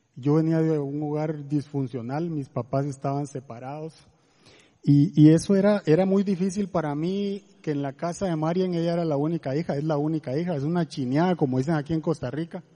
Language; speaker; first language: Spanish; native; Spanish